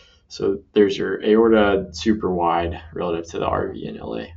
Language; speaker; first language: English; native; English